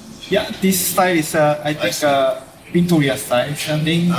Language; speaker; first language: English; non-native, learner; Korean